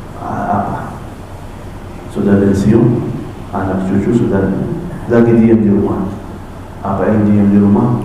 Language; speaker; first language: Malay; non-native, fluent; Arabic